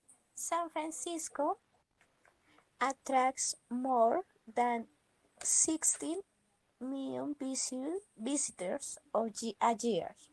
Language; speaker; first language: English; non-native, learner; Spanish